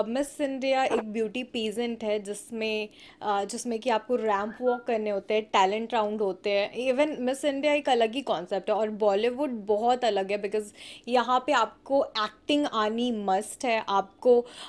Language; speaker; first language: Hindi; native; Hindi